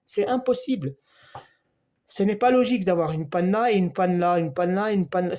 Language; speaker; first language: French; native; French